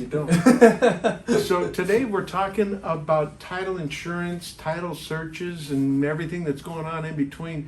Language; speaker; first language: English; native; English